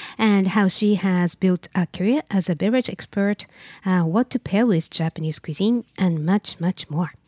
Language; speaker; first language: English; non-native, fluent; Japanese